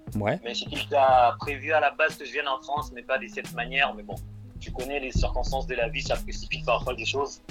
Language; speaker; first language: French; non-native, local second language; Lingala